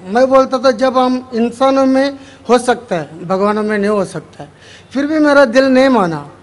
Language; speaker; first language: Hindi; non-native, local second language; Tamil